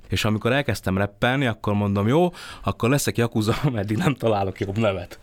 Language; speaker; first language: Hungarian; early bilingual, other home language; Vietnamese